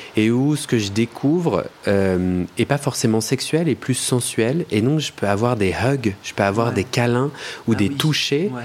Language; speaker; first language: French; native; French